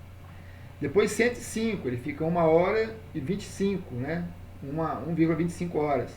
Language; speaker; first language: Portuguese; native; Portuguese